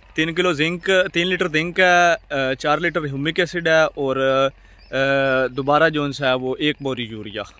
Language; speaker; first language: Urdu; non-native, local second language; Punjabi